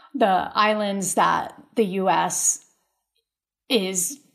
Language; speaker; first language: English; early bilingual, other home language; Spanish